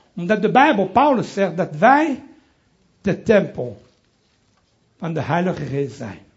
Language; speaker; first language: Dutch; non-native, fluent; French